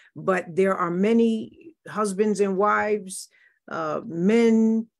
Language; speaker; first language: English; native; English